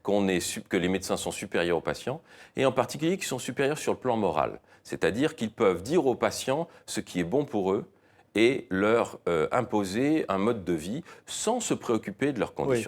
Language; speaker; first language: French; native; French